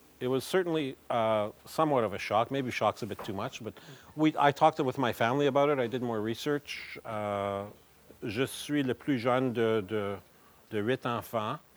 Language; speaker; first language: English; non-native, local second language; French